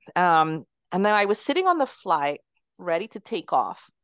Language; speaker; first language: English; early bilingual, other home language; Spanish